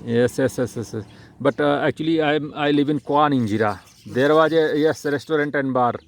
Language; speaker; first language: English; non-native, local second language; Hindi